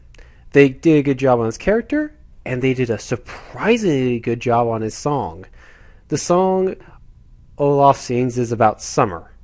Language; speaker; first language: English; native; English